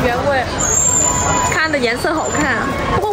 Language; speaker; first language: Chinese; non-native, fluent; Vietnamese